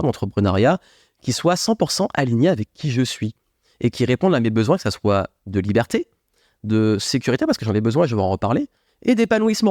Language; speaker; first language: French; native; French